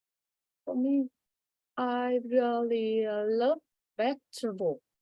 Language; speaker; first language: English; non-native, learner; Vietnamese